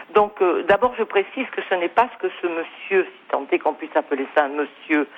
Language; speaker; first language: French; native; French